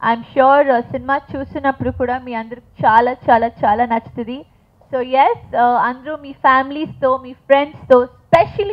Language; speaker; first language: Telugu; non-native, fluent; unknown